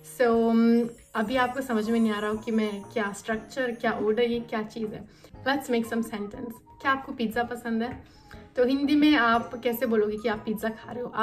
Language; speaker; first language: Hindi; native; Hindi